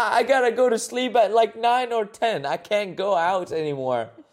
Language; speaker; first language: English; native; English